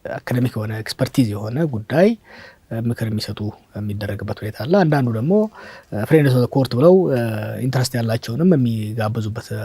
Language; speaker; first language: Amharic; non-native, local second language; Oromo